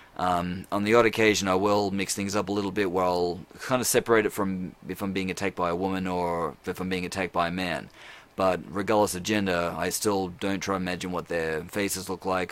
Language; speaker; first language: English; native; English